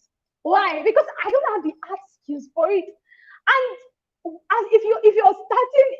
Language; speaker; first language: English; non-native, local second language; Yoruba